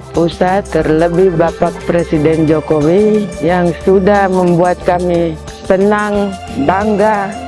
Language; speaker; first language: Indonesian; non-native, local second language; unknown